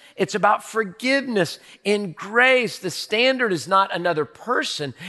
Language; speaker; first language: English; native; English